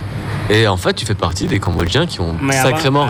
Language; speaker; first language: French; native; French